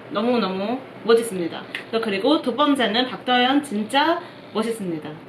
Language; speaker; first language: Korean; non-native, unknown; Chinese